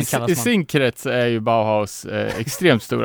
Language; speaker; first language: Swedish; native; Swedish